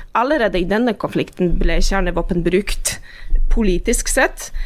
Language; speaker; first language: Norwegian; non-native, fluent; Polish